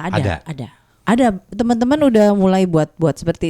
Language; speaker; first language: Indonesian; native; Indonesian